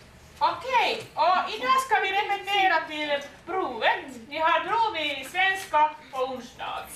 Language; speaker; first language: Swedish; non-native, fluent; Finnish